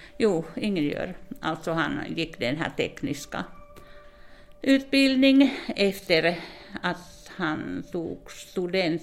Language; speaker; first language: Swedish; non-native, fluent; Finnish